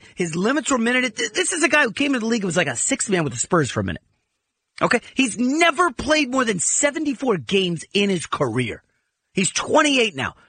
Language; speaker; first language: English; native; English